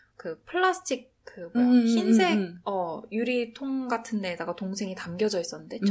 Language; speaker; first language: Korean; native; Korean